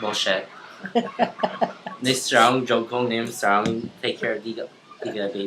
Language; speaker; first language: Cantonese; early bilingual, heritage; English